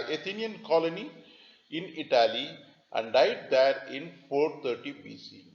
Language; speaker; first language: English; non-native, local second language; Tamil